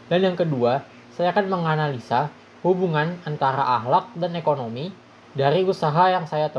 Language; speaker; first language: Indonesian; native; Indonesian